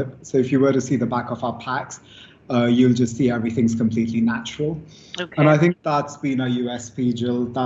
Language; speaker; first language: English; non-native, local second language; Hindi